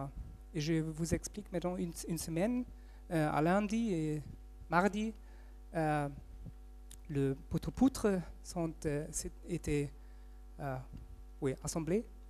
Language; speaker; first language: French; non-native, fluent; German